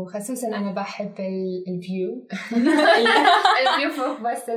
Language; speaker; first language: Arabic; non-native, learner; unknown